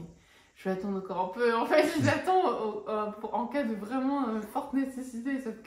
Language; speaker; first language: French; native; French